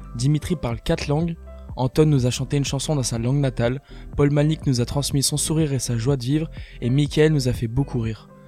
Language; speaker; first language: French; native; French